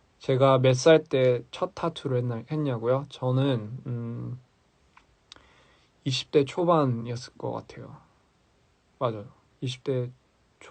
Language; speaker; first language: Korean; early bilingual, heritage; English